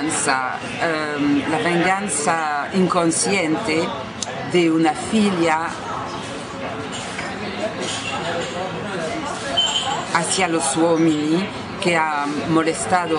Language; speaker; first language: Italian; non-native, learner; French